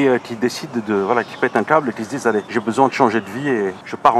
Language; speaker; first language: French; native; French